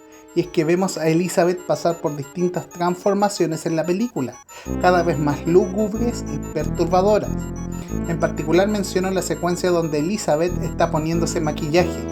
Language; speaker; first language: Spanish; native; Spanish